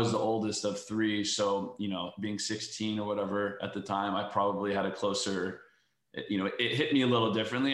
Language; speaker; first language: English; native; English